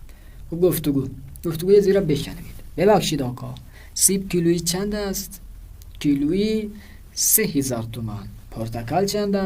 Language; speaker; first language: Persian; non-native, fluent; Urdu